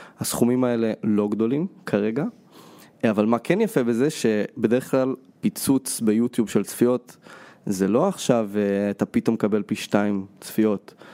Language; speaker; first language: Hebrew; early bilingual, other home language; Russian